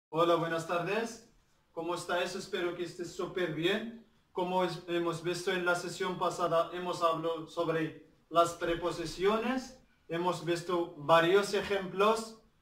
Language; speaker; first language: Spanish; non-native, learner; Arabic